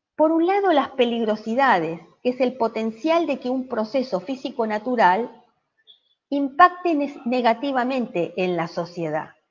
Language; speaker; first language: Spanish; native; Spanish